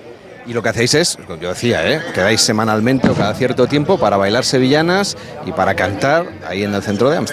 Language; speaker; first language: Spanish; native; Spanish